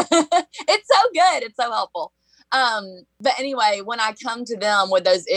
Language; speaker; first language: English; native; English